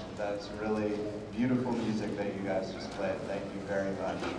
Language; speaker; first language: English; native; English